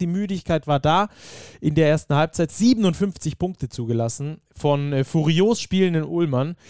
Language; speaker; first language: German; native; German